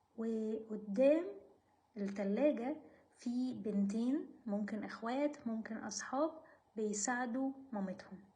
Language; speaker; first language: Egyptian Arabic; native; Egyptian Arabic